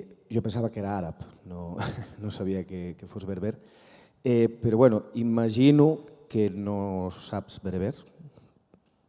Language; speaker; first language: Catalan; non-native, fluent; Galician